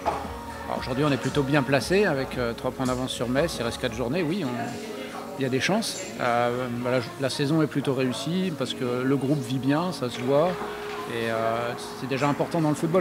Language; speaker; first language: French; native; French